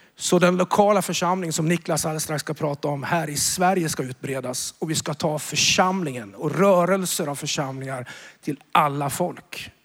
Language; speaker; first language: Swedish; native; Swedish